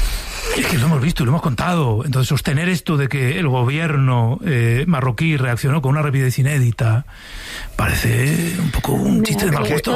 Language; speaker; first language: Spanish; native; Spanish